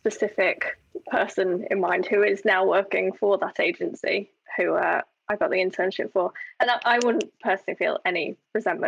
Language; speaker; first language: English; native; English